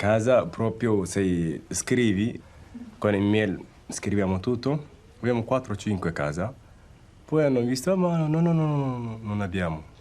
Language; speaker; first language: Italian; non-native, learner; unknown